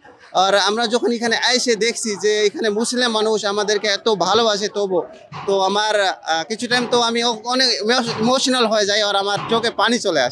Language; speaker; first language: Bangla; non-native, fluent; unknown